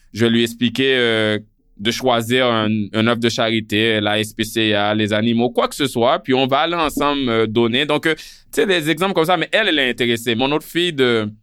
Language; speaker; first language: French; non-native, local second language; Haitian Creole